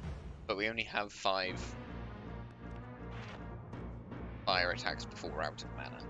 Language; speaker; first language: English; native; English